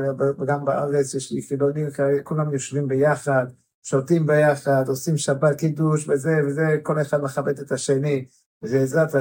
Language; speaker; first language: Hebrew; non-native, fluent; English